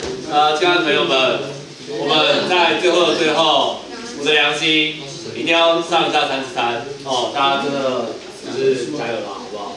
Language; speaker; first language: Chinese; native; Chinese